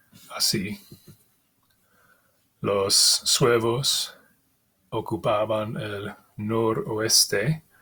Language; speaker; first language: Spanish; non-native, fluent; English